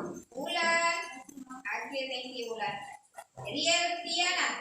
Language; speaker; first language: English; non-native, learner; Indonesian